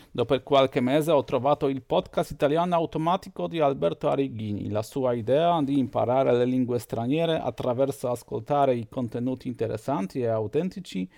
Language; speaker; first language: Italian; non-native, fluent; Polish